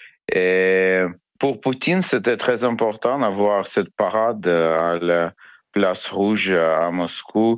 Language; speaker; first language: French; non-native, learner; Ukrainian